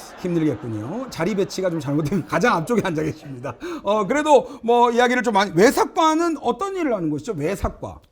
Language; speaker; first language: Korean; native; Korean